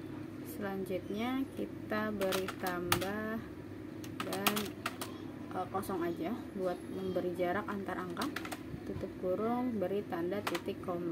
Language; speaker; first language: Indonesian; native; Indonesian